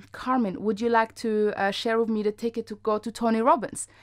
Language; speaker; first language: English; non-native, fluent; German